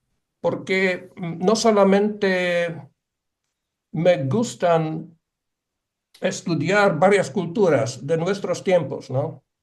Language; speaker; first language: Spanish; non-native, fluent; Polish